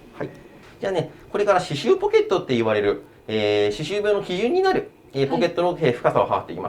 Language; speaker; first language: Japanese; native; Japanese